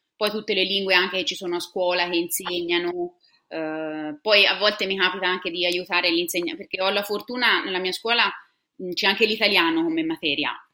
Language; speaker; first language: Italian; native; Italian